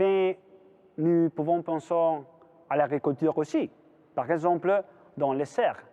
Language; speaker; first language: French; non-native, fluent; Italian